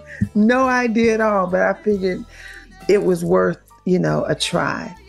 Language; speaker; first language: English; native; English